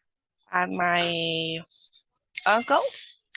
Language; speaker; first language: English; non-native, learner; Spanish